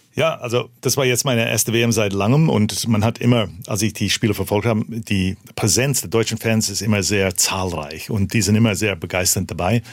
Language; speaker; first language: German; early bilingual, heritage; German